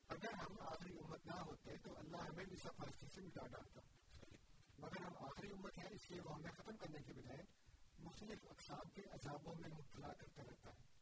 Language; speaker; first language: Urdu; native; Urdu